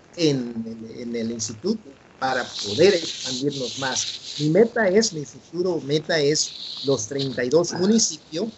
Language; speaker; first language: Spanish; non-native, local second language; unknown